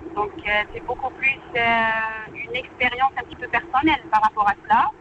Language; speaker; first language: French; non-native, local second language; Arabic